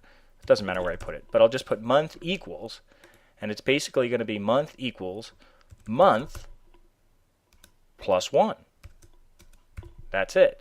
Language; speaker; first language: English; native; English